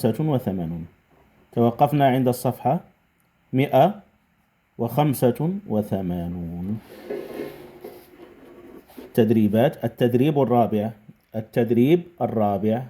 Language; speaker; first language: Arabic; non-native, fluent; Indonesian